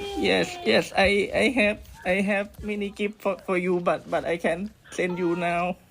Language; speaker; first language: English; non-native, learner; Thai